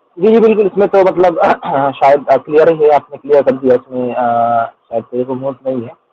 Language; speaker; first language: Urdu; non-native, local second language; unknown